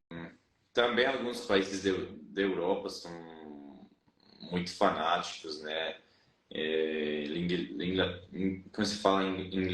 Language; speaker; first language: Portuguese; non-native, fluent; Spanish